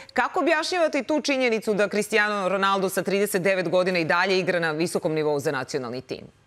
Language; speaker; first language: Serbian; native; Serbian